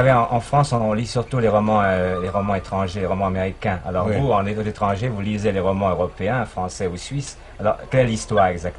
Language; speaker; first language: French; native; French